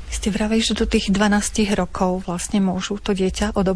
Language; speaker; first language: Slovak; native; Slovak